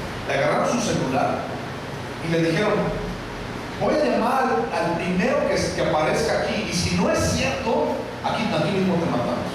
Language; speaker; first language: Spanish; native; Spanish